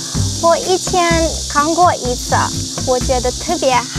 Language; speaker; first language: Chinese; non-native, learner; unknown